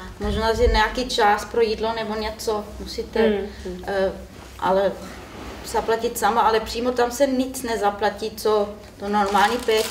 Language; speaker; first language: Czech; non-native, learner; German